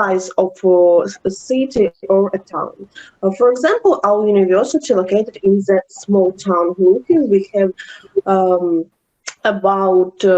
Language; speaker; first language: English; non-native, learner; Ukrainian